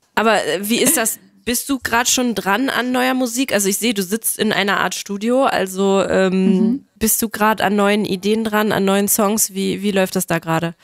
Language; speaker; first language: German; native; German